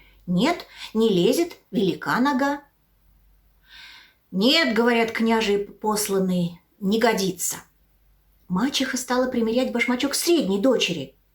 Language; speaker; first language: Russian; native; Russian